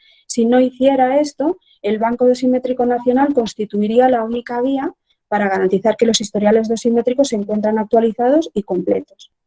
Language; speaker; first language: Spanish; native; Spanish